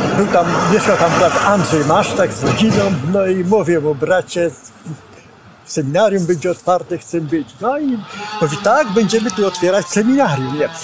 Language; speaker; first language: Polish; native; Polish